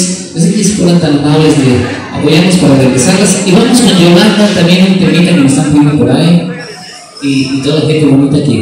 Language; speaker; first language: Spanish; native; Spanish